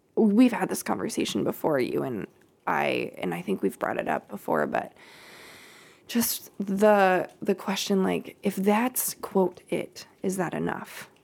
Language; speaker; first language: English; native; English